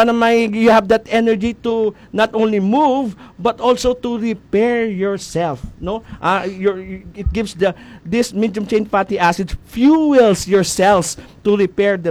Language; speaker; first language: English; non-native, local second language; Hiligaynon